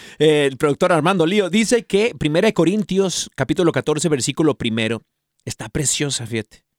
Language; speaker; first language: Spanish; early bilingual, heritage; Spanish